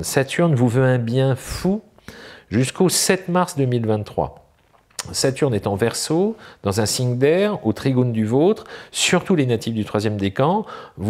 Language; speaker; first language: French; native; French